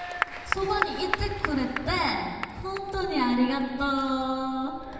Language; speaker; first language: Japanese; non-native, learner; Korean